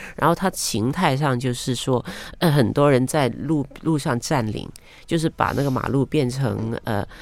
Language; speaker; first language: Chinese; non-native, local second language; Cantonese